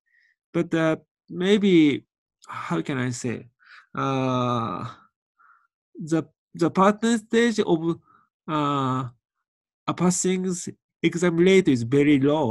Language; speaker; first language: English; non-native, learner; Japanese